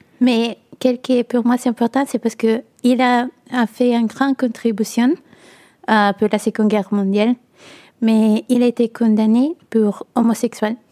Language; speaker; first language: French; non-native, learner; Italian